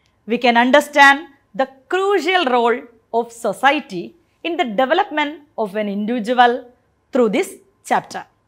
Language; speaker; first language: English; non-native, local second language; Malayalam